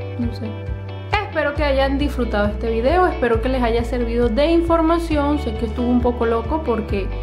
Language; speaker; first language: Spanish; native; Spanish